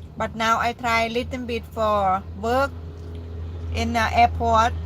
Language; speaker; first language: English; non-native, learner; Thai